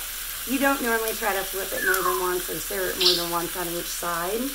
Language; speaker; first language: English; native; English